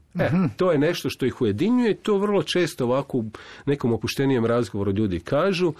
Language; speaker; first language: Croatian; native; Croatian